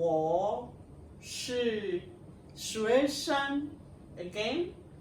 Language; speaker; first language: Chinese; non-native, fluent; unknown